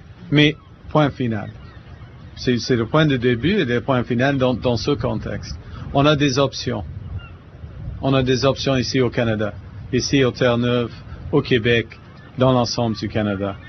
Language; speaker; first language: French; non-native, fluent; English